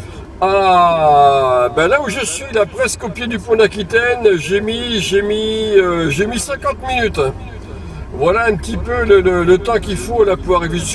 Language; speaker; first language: French; native; French